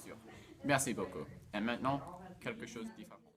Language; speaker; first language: French; non-native, learner; English